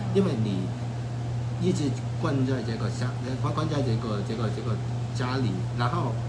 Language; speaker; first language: Chinese; non-native, fluent; Cantonese